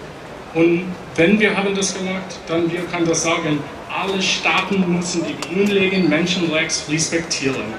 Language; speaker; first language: German; non-native, learner; English